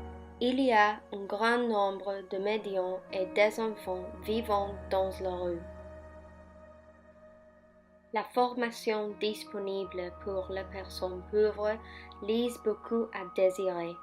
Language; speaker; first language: French; non-native, learner; Spanish